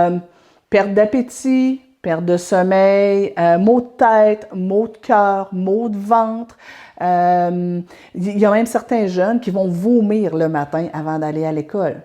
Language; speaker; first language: French; native; French